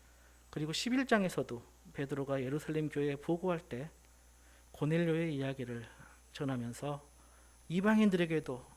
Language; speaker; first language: Korean; native; Korean